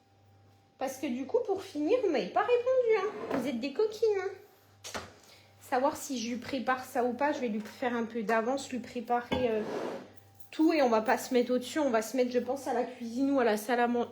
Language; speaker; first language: French; native; French